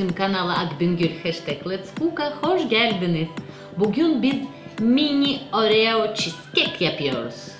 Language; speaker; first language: Turkish; non-native, learner; Russian